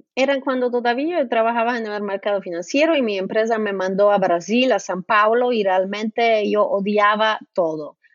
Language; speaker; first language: Spanish; non-native, fluent; Polish